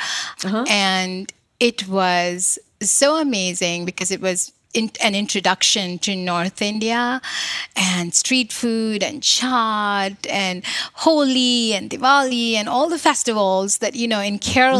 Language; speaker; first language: English; non-native, local second language; Malayalam